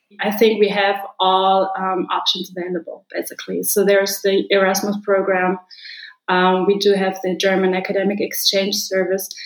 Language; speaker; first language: English; non-native, fluent; German